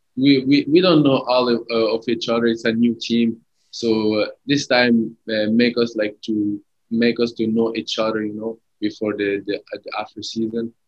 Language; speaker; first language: English; early bilingual, other home language; Arabic